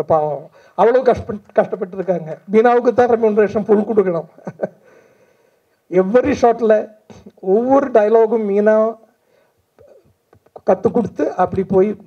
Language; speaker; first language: Tamil; non-native, fluent; Malayalam